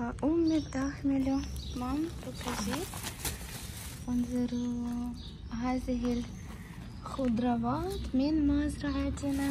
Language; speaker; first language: Arabic; non-native, fluent; Ukrainian